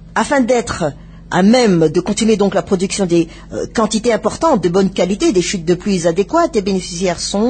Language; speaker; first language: French; non-native, local second language; Malagasy